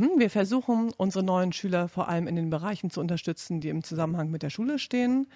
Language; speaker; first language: German; native; German